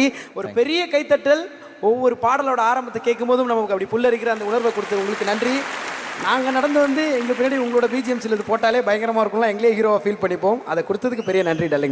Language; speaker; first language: Tamil; native; Tamil